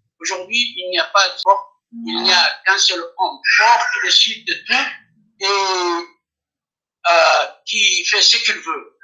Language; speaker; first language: French; non-native, local second language; Afar